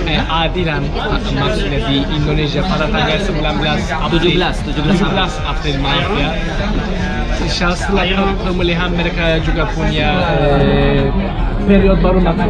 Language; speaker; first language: Indonesian; non-native, learner; Turkish